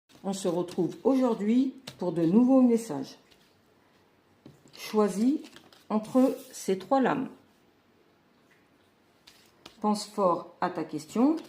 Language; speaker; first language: French; native; French